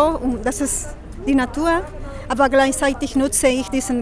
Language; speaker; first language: German; non-native, fluent; Spanish